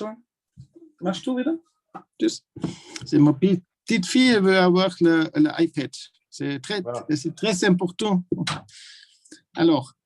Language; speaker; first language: French; non-native, learner; German